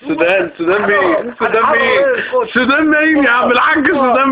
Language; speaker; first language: Arabic; native; Arabic